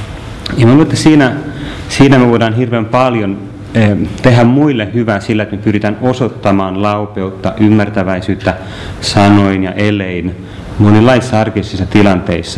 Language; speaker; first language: Finnish; native; Finnish